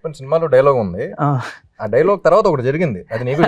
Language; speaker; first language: Telugu; native; Telugu